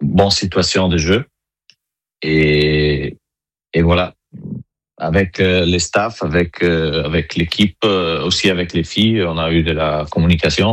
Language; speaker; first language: French; non-native, fluent; Italian